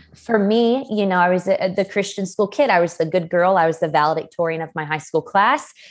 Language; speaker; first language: English; native; English